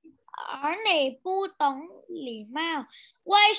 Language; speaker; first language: Chinese; non-native, learner; Vietnamese